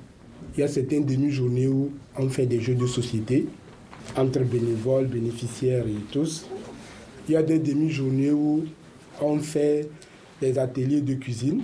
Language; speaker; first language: French; native; French